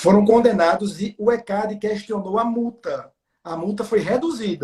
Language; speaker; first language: Portuguese; native; Portuguese